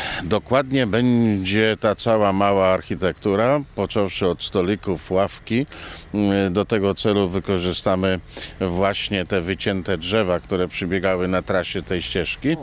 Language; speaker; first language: Polish; native; Polish